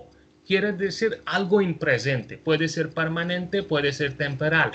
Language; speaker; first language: Spanish; non-native, fluent; Hindi